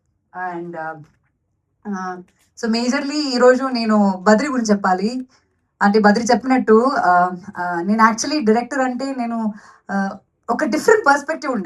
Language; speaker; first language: Telugu; non-native, fluent; Malayalam